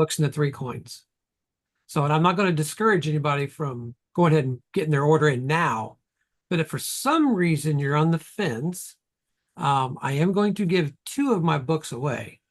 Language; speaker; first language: English; native; English